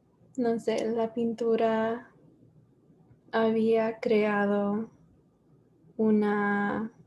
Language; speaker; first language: Spanish; non-native, learner; English